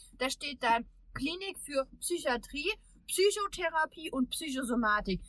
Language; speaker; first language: German; early bilingual, other home language; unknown